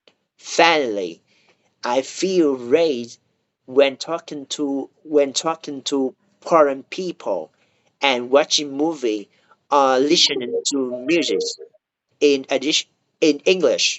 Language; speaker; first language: English; non-native, learner; Vietnamese